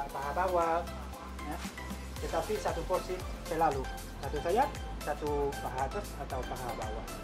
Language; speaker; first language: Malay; non-native, learner; Spanish